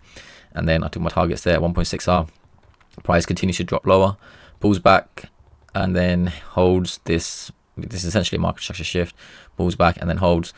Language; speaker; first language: English; native; English